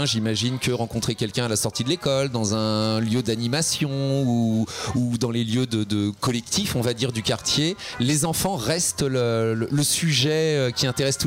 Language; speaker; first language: French; native; French